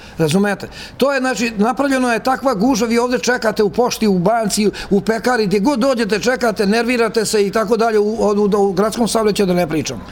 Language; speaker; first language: Serbian; native; Serbian